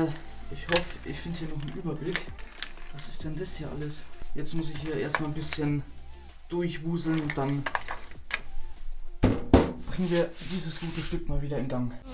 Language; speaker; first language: German; native; German